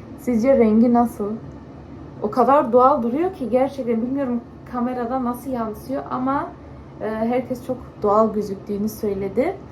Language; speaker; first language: Turkish; early bilingual, heritage; Turkish